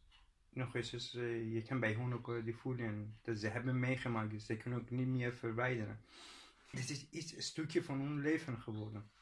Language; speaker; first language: Dutch; non-native, learner; Persian